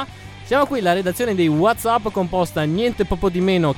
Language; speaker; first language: Italian; native; Italian